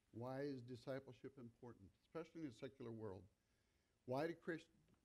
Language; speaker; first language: English; native; English